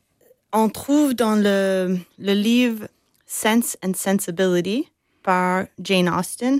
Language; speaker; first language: French; non-native, fluent; English